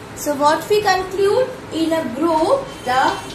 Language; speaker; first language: English; non-native, local second language; Hindi